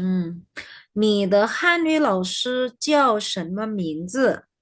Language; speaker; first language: Chinese; non-native, fluent; Indonesian